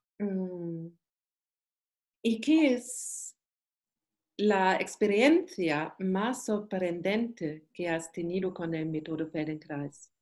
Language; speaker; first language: Spanish; non-native, learner; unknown